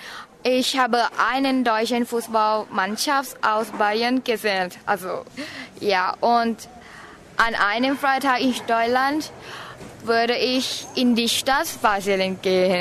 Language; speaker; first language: German; non-native, learner; Thai